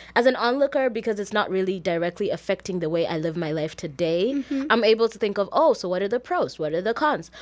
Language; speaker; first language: English; non-native, local second language; Shona